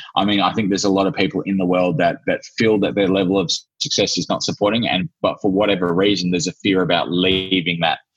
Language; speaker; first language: English; native; English